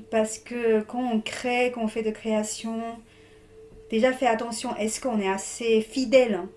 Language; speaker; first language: French; non-native, fluent; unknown